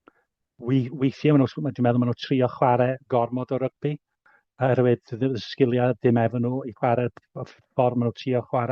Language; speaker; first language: Welsh; native; Welsh